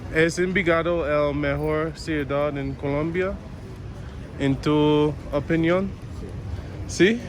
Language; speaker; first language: Spanish; non-native, learner; English